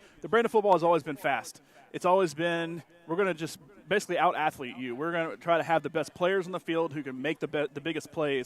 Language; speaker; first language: English; native; English